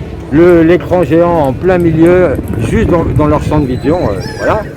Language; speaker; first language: French; native; French